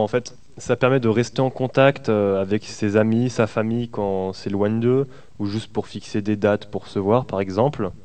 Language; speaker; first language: French; native; French